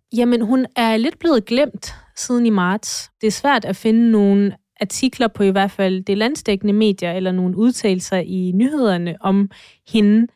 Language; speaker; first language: Danish; non-native, fluent; Russian